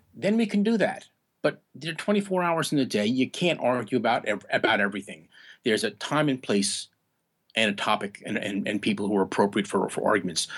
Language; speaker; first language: English; native; English